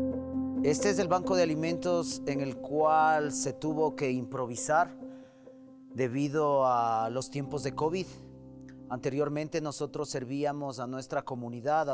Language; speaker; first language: Spanish; native; Spanish